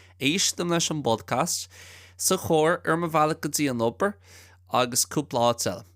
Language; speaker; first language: Irish; non-native, local second language; English